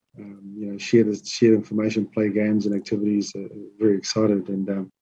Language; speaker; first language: English; native; English